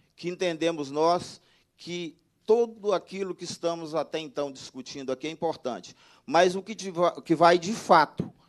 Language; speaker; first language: Portuguese; native; Portuguese